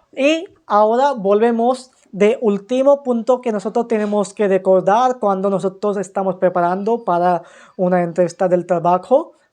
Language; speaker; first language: Spanish; non-native, fluent; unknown